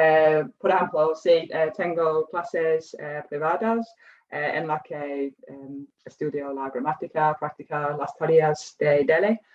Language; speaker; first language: Spanish; non-native, fluent; English